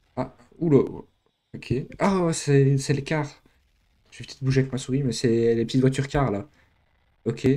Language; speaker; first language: French; native; French